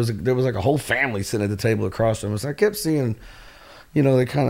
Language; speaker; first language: English; native; English